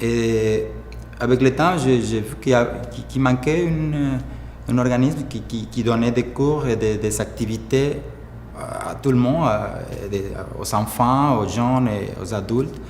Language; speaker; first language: French; non-native, fluent; Spanish